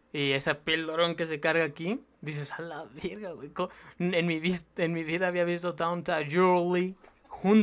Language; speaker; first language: Spanish; native; Spanish